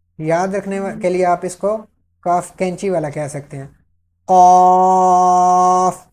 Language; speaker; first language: Urdu; native; Urdu